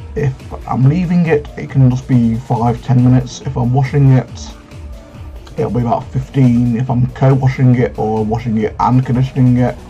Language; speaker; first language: English; native; English